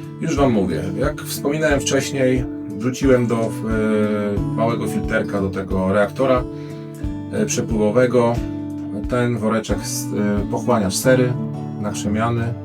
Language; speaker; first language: Polish; native; Polish